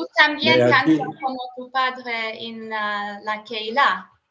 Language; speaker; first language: Spanish; non-native, learner; English